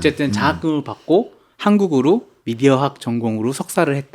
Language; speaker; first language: Korean; native; Korean